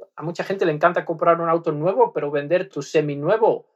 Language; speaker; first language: Spanish; non-native, fluent; Dutch